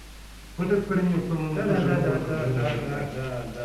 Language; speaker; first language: Russian; non-native, learner; English